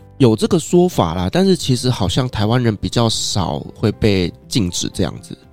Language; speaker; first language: Chinese; native; Chinese